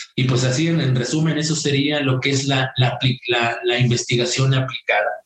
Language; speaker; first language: Spanish; native; Spanish